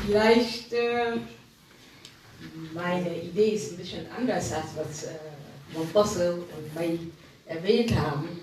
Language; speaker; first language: German; non-native, fluent; Arabic